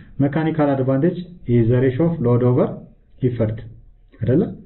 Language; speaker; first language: English; non-native, fluent; Amharic